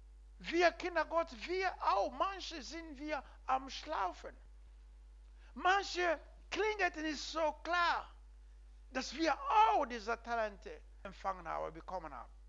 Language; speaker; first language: German; non-native, learner; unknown